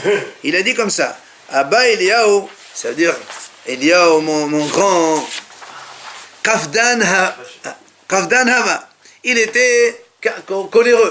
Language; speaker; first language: French; native; French